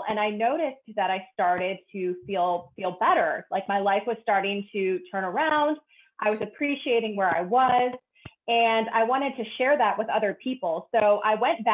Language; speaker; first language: English; native; English